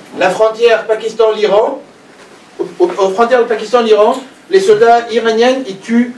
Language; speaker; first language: French; non-native, fluent; Persian